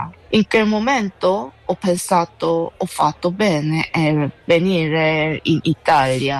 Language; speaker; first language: Italian; non-native, learner; Korean